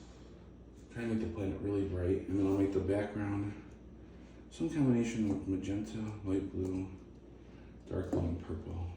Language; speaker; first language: English; native; English